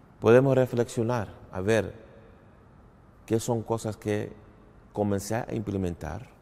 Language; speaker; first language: Spanish; early bilingual, heritage; English